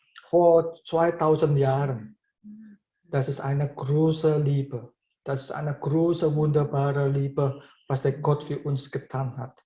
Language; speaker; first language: German; non-native, learner; Indonesian